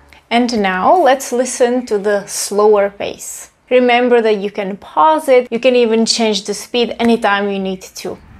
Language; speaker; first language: English; non-native, fluent; Czech